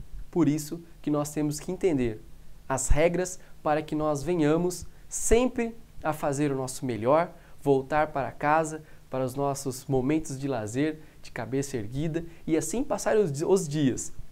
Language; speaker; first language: Portuguese; native; Portuguese